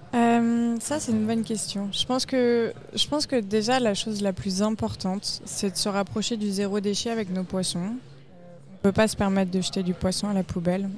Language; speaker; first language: French; native; French